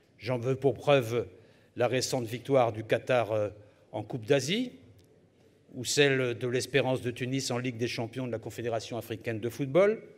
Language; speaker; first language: French; native; French